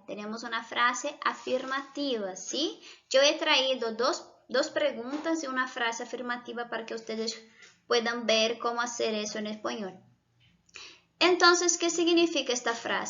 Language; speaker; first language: Spanish; non-native, fluent; Portuguese